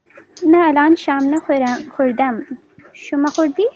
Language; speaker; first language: Persian; non-native, learner; Urdu